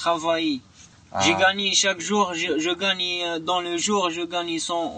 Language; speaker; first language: French; non-native, learner; Arabic